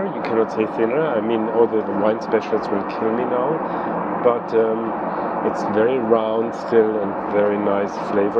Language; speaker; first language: English; non-native, fluent; German